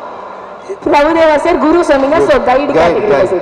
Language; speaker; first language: Tamil; native; Tamil